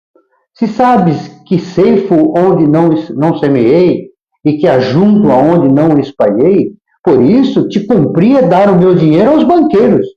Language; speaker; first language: Portuguese; native; Portuguese